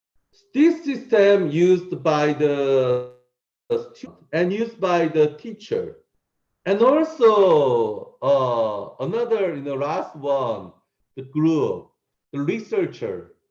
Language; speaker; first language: English; non-native, learner; Korean